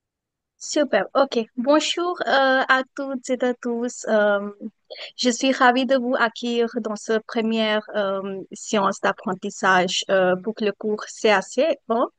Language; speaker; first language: French; non-native, fluent; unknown